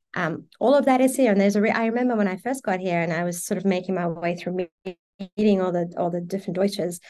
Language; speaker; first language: English; early bilingual, other home language; Persian